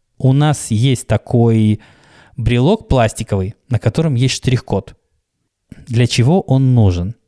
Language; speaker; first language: Russian; native; Russian